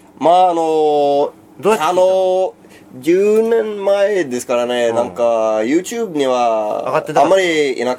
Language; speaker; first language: Japanese; non-native, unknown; Swedish